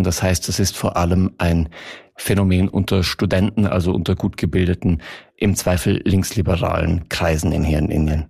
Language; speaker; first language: German; native; German